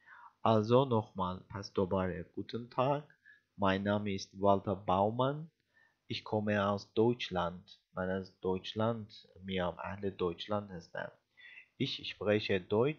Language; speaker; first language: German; non-native, fluent; Persian